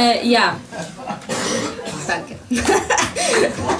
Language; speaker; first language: German; non-native, fluent; Russian